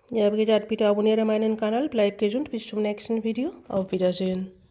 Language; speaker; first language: German; non-native, fluent; Bangla